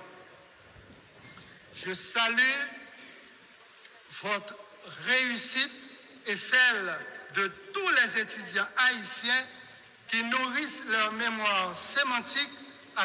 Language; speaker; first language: French; non-native, local second language; Haitian Creole